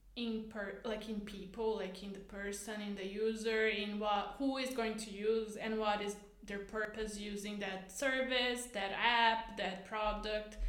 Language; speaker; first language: English; non-native, fluent; Portuguese